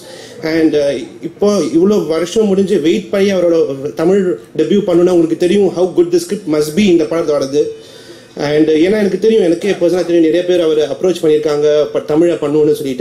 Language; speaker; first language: Tamil; non-native, fluent; Malayalam